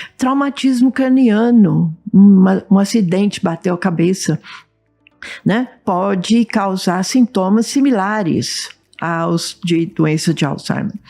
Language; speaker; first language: Portuguese; early bilingual, other home language; English